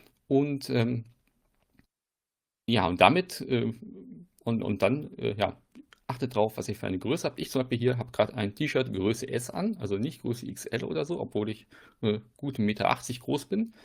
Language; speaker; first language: German; native; German